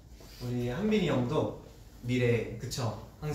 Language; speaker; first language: Korean; native; Korean